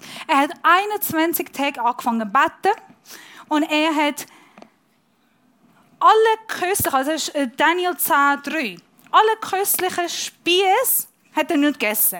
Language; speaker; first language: German; non-native, fluent; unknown